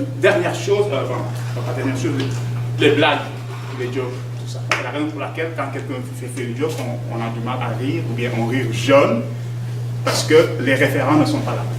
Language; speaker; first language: French; non-native, local second language; Wolof